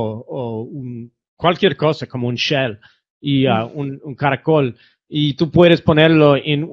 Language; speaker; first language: Spanish; non-native, fluent; English